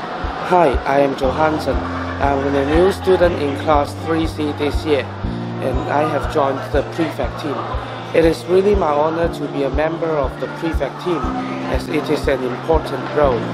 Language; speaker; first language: English; non-native, fluent; Chinese